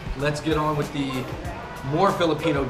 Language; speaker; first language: English; native; English